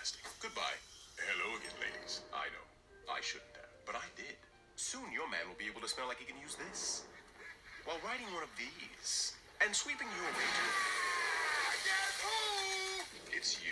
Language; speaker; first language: English; non-native, fluent; Italian